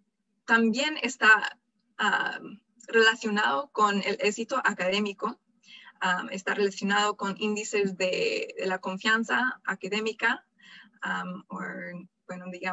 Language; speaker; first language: Spanish; non-native, fluent; English